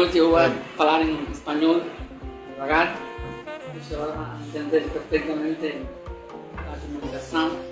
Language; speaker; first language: Portuguese; non-native, learner; Spanish